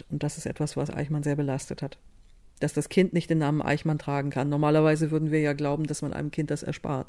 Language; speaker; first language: German; native; German